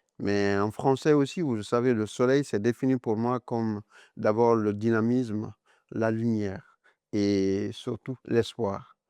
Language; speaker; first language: French; non-native, local second language; Mandingo